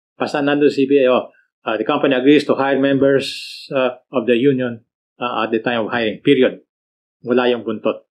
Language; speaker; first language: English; non-native, local second language; Filipino